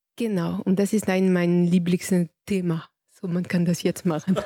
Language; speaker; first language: German; non-native, fluent; French